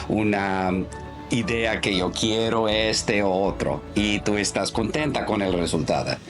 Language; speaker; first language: Spanish; non-native, learner; English